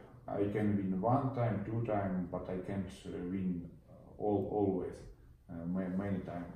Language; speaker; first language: English; non-native, learner; Russian